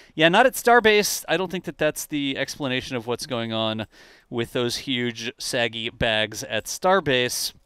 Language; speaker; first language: English; native; English